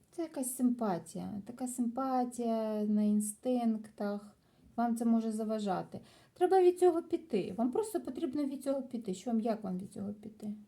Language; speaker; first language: Ukrainian; native; Ukrainian